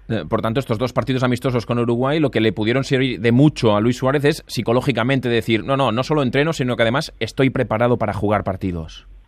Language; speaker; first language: Spanish; non-native, local second language; Catalan